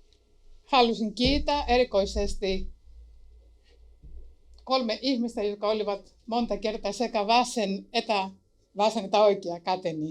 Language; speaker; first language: Finnish; non-native, fluent; Greek